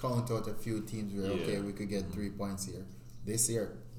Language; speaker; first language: English; non-native, local second language; Jamaican Creole English